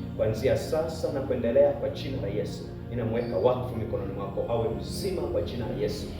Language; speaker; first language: Swahili; native; Swahili